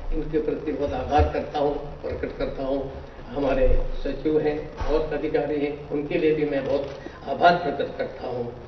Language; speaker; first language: Hindi; native; Hindi